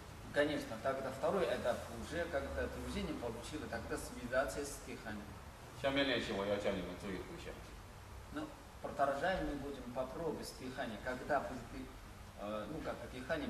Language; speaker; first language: Russian; non-native, learner; Chinese